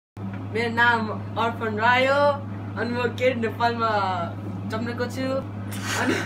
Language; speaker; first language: Nepali; early bilingual, heritage; Nepali